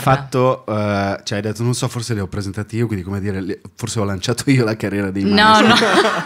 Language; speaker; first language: Italian; native; Italian